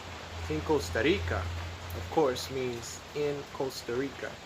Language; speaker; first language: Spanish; non-native, fluent; English